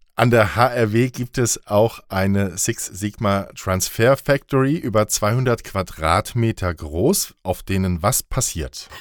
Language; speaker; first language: German; native; German